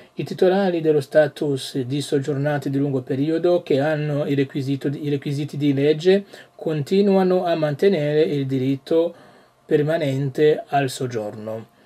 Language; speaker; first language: Italian; non-native, fluent; French